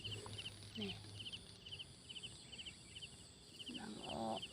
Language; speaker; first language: Thai; non-native, local second language; Lao